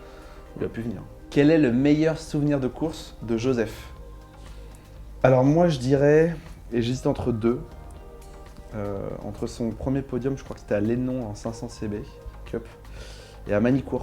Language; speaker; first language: French; native; French